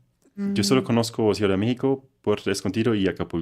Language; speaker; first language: Spanish; non-native, fluent; German